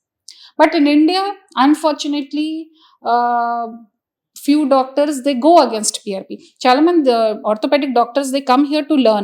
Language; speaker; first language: English; non-native, local second language; Hindi